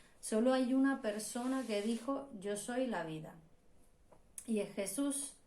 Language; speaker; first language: Spanish; native; Spanish